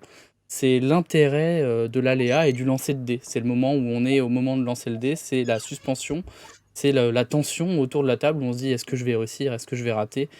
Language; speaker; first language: French; native; French